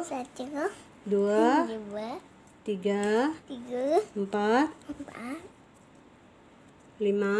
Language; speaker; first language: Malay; non-native, local second language; Chinese